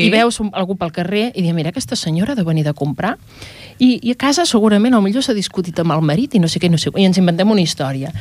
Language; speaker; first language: Catalan; native; Catalan